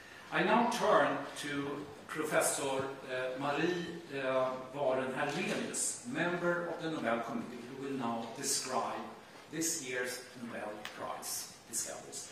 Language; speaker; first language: English; non-native, fluent; Swedish